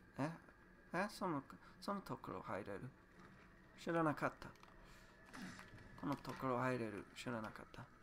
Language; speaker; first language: Japanese; non-native, learner; English